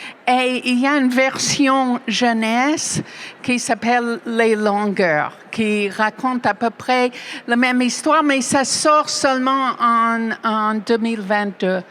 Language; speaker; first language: French; non-native, fluent; English